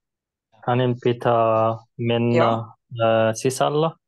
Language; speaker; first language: Finnish; non-native, learner; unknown